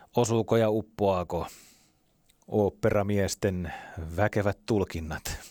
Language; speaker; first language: Finnish; native; Finnish